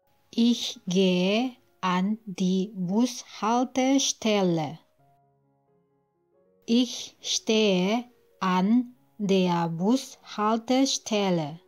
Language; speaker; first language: German; non-native, fluent; Indonesian